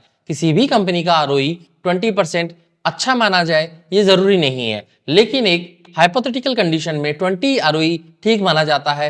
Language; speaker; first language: Hindi; native; Hindi